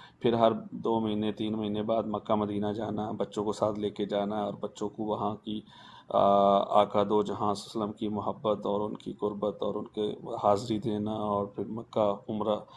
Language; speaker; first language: Urdu; non-native, local second language; Punjabi